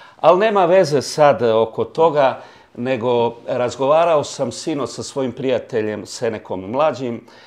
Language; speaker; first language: Croatian; native; Croatian